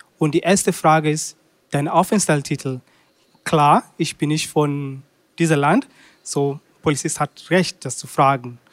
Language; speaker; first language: German; non-native, learner; Swahili